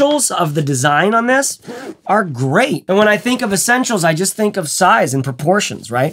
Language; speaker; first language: English; native; English